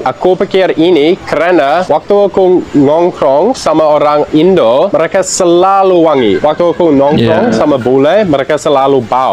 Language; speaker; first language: Indonesian; non-native, fluent; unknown